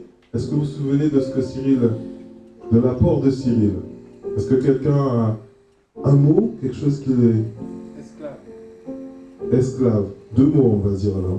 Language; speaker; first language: French; native; French